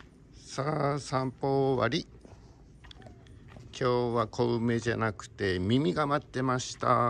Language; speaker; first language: Japanese; native; Japanese